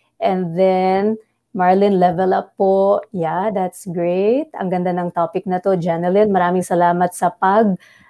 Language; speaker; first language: Filipino; non-native, local second language; Bikol